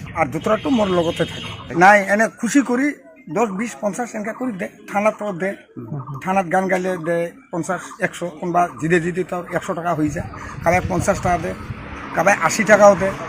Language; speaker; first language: Assamese; non-native, local second language; Bangla